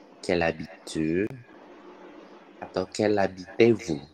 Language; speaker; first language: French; non-native, learner; Indonesian